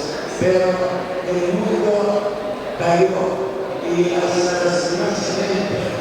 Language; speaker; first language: Spanish; non-native, fluent; Arabic